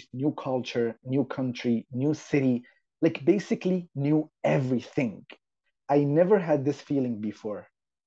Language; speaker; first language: English; non-native, fluent; Arabic